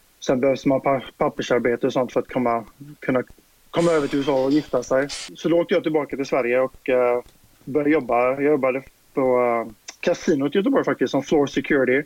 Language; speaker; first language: Swedish; native; Swedish